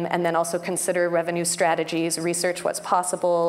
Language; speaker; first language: English; native; English